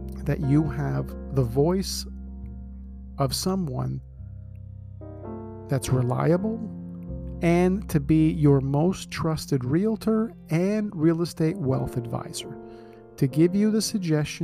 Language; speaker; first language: English; native; English